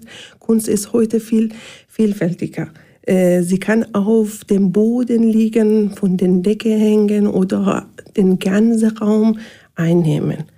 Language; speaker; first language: German; non-native, learner; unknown